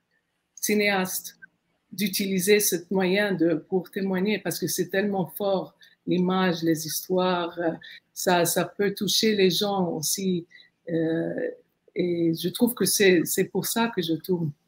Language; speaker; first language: French; non-native, fluent; Arabic